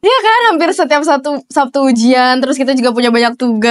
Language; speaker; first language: Indonesian; native; Indonesian